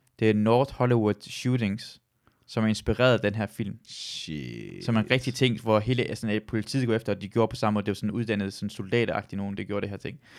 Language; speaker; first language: Danish; early bilingual, other home language; Persian